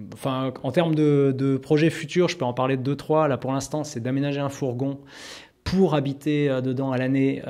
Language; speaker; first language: French; native; French